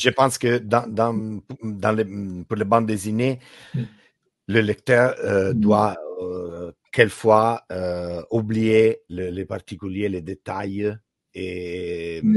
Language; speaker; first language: French; non-native, learner; Italian